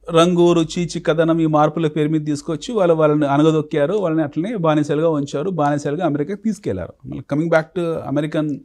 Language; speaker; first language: Telugu; native; Telugu